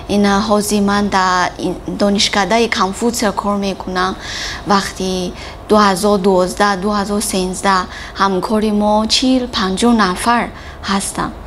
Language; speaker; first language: Persian; non-native, learner; Chinese